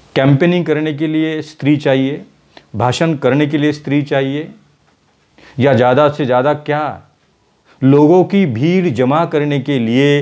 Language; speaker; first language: Hindi; non-native, local second language; Marathi